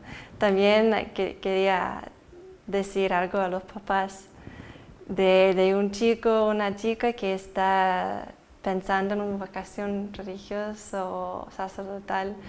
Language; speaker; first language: Spanish; early bilingual, heritage; Spanish